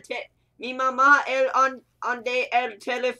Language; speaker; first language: Spanish; non-native, learner; English